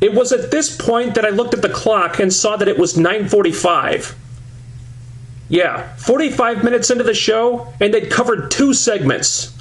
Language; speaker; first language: English; native; English